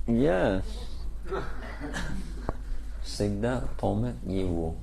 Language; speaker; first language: Russian; non-native, learner; English